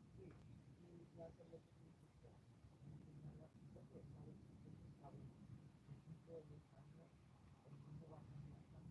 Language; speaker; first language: Spanish; non-native, fluent; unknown